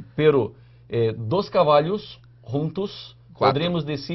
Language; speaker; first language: Spanish; non-native, fluent; Portuguese